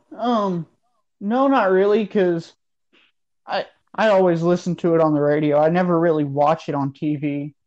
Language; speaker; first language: English; native; English